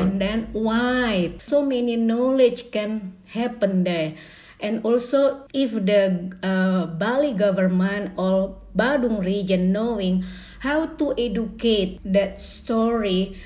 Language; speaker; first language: English; non-native, learner; Indonesian